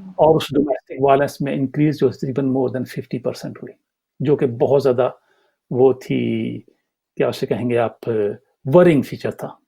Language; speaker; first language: Urdu; native; Urdu